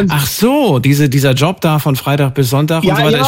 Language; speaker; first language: German; native; German